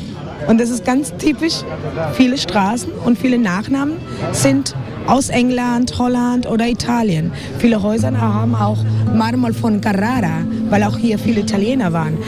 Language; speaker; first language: German; non-native, fluent; Spanish